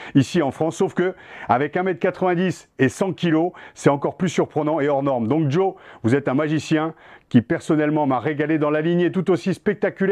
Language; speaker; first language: French; native; French